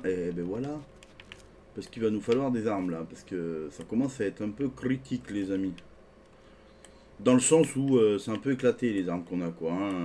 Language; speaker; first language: French; native; French